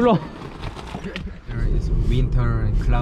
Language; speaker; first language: English; non-native, learner; Korean